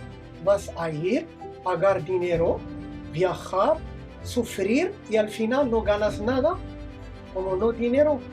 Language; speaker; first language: Spanish; non-native, fluent; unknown